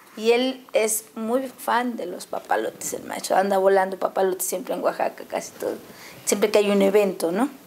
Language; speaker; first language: Spanish; native; Spanish